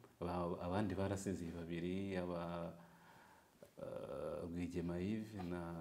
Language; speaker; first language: Kinyarwanda; native; Kinyarwanda